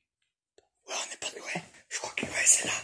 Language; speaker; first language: French; native; French